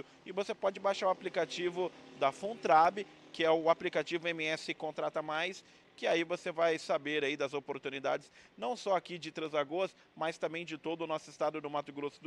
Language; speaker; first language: Portuguese; native; Portuguese